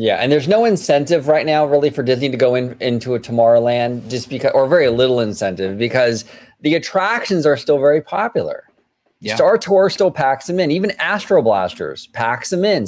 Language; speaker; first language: English; native; English